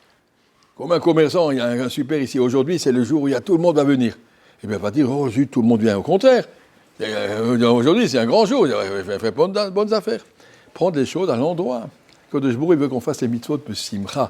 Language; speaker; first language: French; native; French